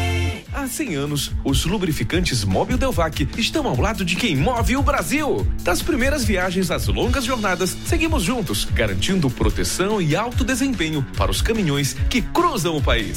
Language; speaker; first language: Portuguese; native; Portuguese